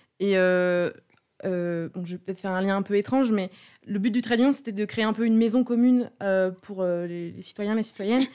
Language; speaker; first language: French; native; French